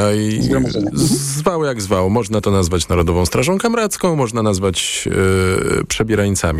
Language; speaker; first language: Polish; native; Polish